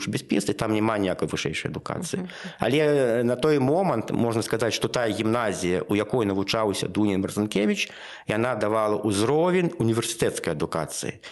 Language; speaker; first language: Belarusian; non-native, local second language; Russian